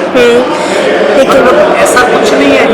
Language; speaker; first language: Hindi; non-native, local second language; Punjabi